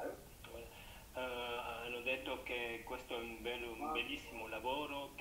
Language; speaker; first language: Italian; non-native, learner; French